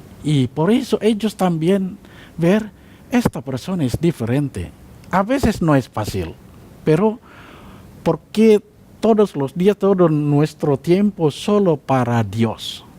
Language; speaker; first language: Spanish; non-native, learner; Indonesian